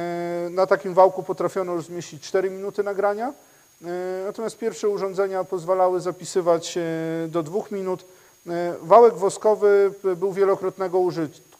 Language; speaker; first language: Polish; native; Polish